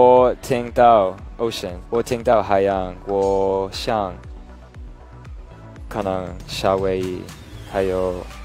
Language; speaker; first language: Chinese; non-native, learner; English